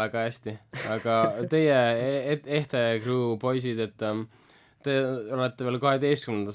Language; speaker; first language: Estonian; native; Estonian